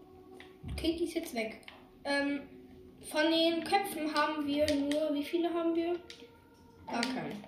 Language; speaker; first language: German; native; German